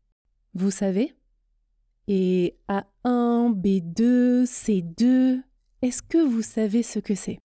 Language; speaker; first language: French; native; French